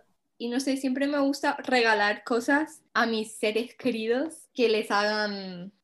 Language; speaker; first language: Spanish; non-native, fluent; English